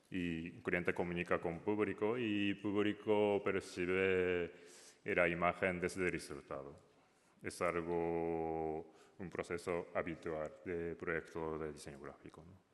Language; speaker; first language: Spanish; non-native, learner; Japanese